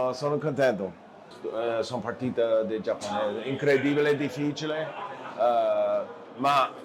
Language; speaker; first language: Italian; non-native, learner; English